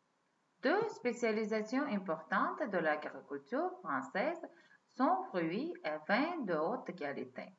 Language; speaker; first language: French; non-native, fluent; Uzbek